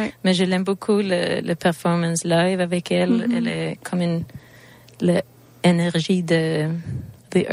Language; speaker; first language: French; non-native, learner; Swedish